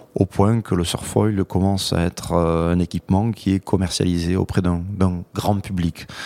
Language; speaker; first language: French; native; French